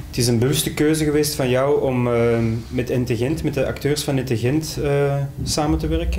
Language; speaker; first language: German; non-native, learner; Dutch